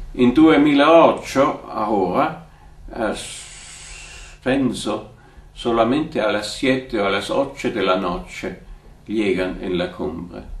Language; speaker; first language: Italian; non-native, fluent; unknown